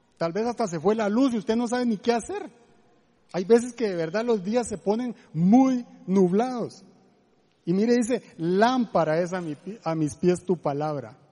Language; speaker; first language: Spanish; native; Spanish